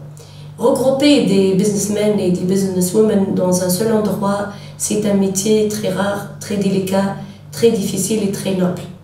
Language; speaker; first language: French; non-native, local second language; Arabic